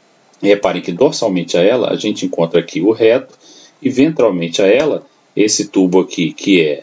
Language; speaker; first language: Portuguese; native; Portuguese